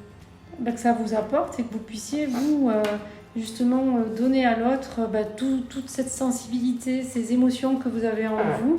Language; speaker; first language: French; native; French